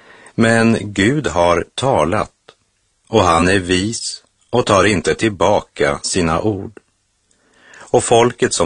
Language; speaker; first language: Swedish; native; Swedish